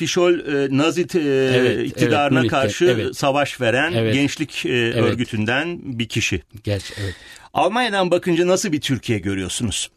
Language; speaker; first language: Turkish; native; Turkish